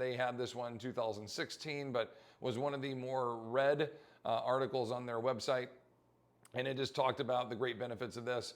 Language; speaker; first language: English; native; English